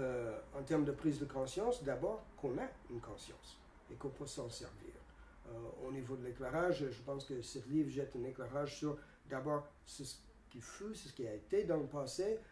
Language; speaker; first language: French; non-native, fluent; English